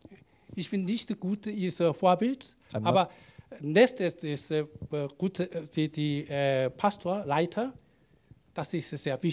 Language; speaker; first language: German; non-native, learner; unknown